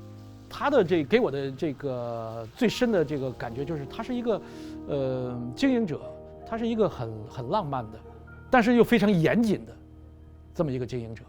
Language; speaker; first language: Chinese; native; Chinese